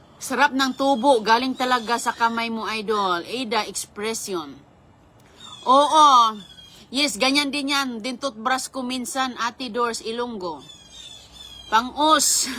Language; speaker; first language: Filipino; non-native, local second language; Cebuano